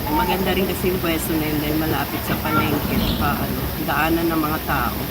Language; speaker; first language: Filipino; native; Filipino